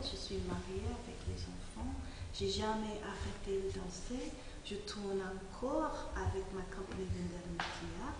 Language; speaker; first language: French; non-native, fluent; English